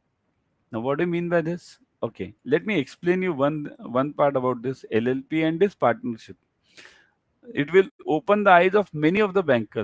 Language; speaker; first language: English; non-native, local second language; Hindi